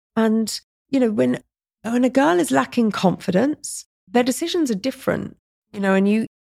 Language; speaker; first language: English; native; English